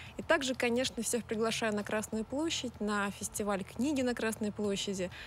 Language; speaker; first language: Russian; native; Russian